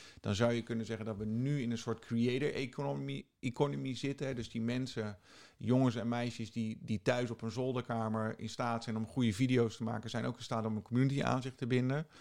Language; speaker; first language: Dutch; native; Dutch